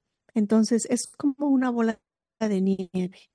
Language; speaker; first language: Spanish; native; Spanish